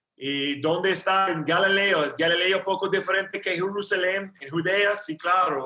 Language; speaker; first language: Spanish; non-native, learner; English